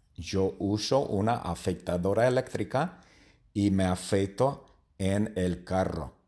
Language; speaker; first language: Spanish; non-native, learner; English